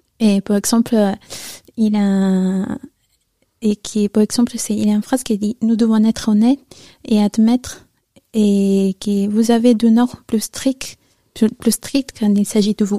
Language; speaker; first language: French; non-native, learner; Italian